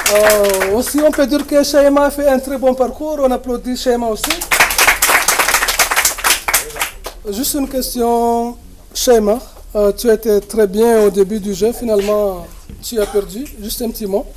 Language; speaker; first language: French; non-native, local second language; Comorian